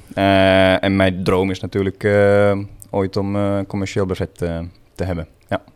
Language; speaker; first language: Dutch; non-native, fluent; Swedish